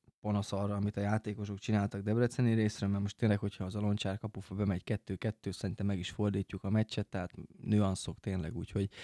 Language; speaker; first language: Hungarian; native; Hungarian